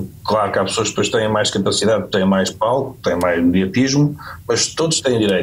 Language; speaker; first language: Portuguese; native; Portuguese